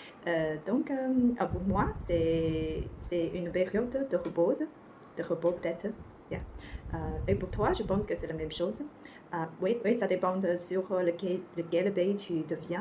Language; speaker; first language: French; non-native, learner; Chinese